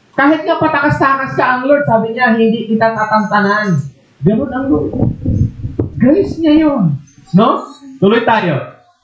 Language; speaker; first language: Filipino; non-native, local second language; Waray